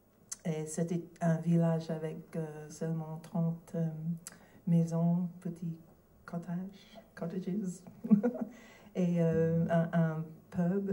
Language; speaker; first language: French; non-native, learner; English